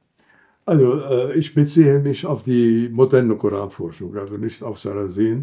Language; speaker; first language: German; non-native, fluent; Arabic